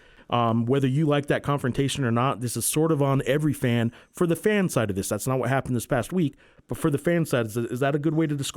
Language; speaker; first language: English; native; English